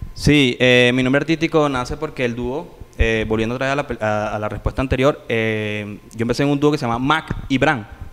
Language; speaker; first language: Spanish; native; Spanish